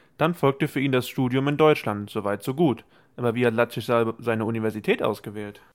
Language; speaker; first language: German; native; German